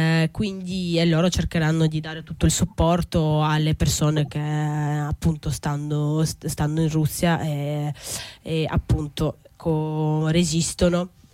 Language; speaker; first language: Italian; native; Italian